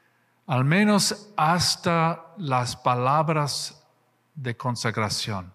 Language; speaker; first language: Spanish; non-native, fluent; English